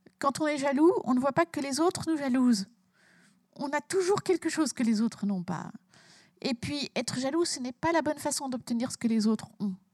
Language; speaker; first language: French; early bilingual, heritage; French